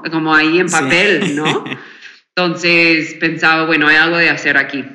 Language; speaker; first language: Spanish; non-native, fluent; English